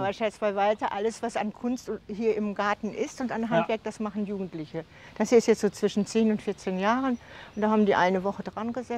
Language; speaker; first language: German; native; German